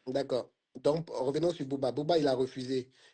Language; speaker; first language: French; native; French